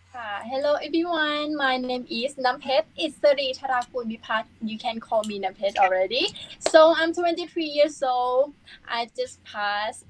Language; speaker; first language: English; non-native, learner; Thai